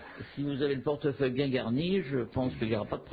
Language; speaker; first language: French; native; French